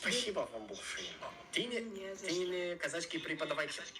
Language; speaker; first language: Russian; non-native, learner; English